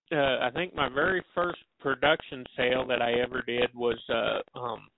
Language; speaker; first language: English; native; English